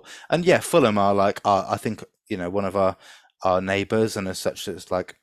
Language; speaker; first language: English; native; English